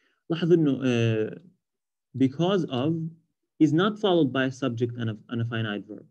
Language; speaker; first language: English; non-native, fluent; Arabic